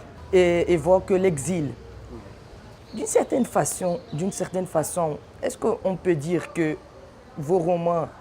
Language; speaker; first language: French; non-native, fluent; Portuguese